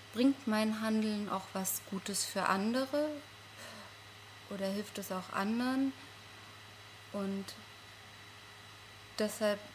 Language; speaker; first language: German; non-native, fluent; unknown